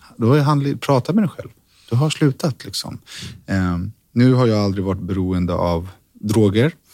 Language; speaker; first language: Swedish; native; Swedish